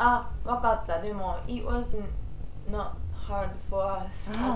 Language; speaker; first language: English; non-native, learner; Japanese